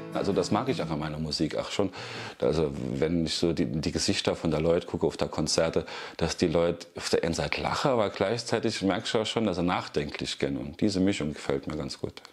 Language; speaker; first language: German; native; German